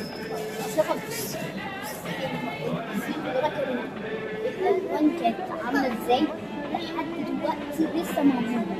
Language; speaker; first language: Arabic; native; Arabic